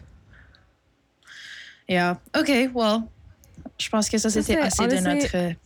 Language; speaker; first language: French; non-native, local second language; English